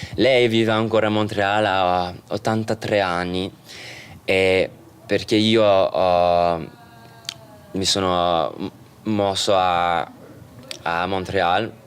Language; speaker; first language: Italian; early bilingual, other home language; English